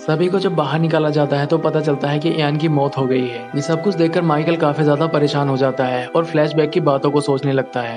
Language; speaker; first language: Hindi; native; Hindi